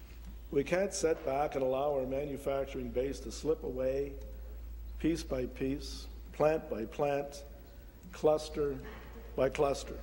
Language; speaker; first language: English; native; English